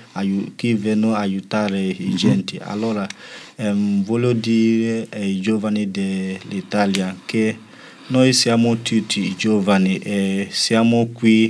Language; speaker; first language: Italian; non-native, learner; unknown